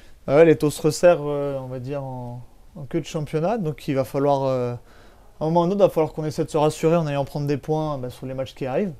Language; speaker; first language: French; native; French